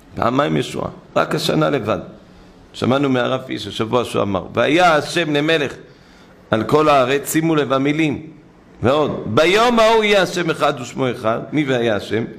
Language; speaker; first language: Hebrew; native; Hebrew